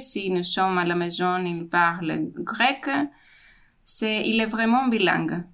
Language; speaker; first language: French; non-native, fluent; Greek